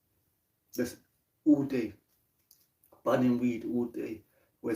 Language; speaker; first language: English; native; English